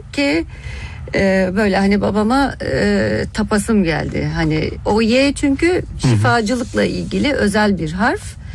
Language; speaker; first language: Turkish; early bilingual, heritage; Turkish